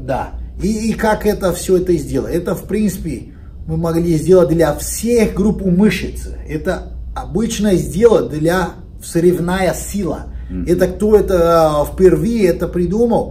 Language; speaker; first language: Russian; non-native, learner; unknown